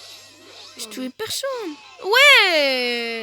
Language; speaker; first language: French; native; French